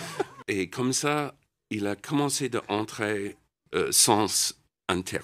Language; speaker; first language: French; non-native, learner; English